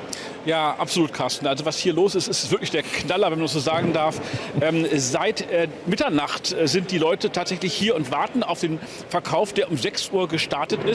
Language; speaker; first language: German; native; German